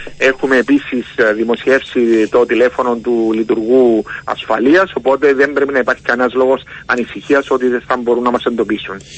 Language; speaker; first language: Greek; native; Greek